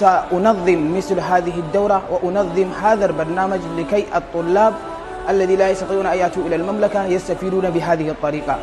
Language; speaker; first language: Arabic; non-native, fluent; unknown